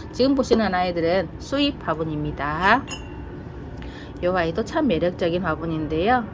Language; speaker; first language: Korean; native; Korean